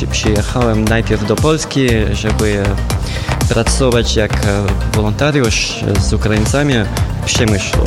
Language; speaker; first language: Polish; non-native, learner; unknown